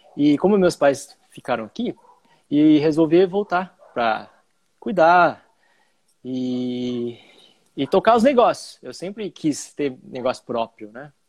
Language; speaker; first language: Portuguese; early bilingual, other home language; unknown